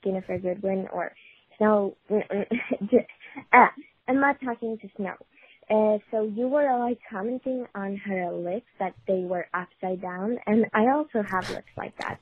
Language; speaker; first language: English; non-native, fluent; Swedish